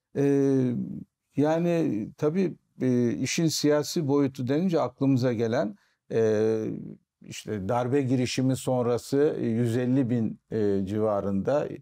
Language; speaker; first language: Turkish; native; Turkish